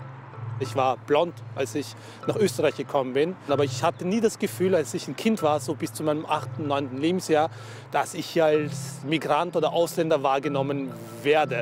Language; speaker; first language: German; early bilingual, other home language; Turkish